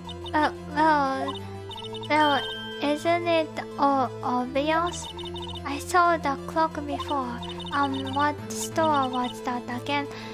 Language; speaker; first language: English; non-native, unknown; Japanese